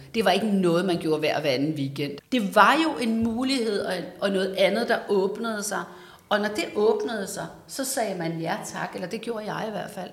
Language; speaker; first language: Danish; native; Danish